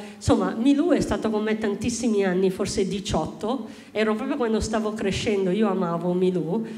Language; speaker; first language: Italian; native; Italian